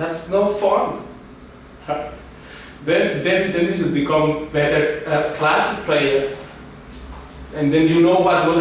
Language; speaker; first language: English; non-native, fluent; Spanish